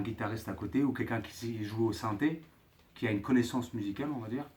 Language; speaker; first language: French; native; French